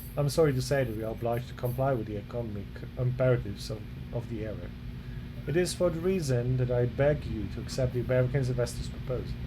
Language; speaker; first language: English; non-native, fluent; Slovak